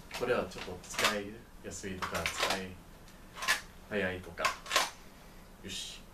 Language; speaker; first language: Japanese; non-native, learner; English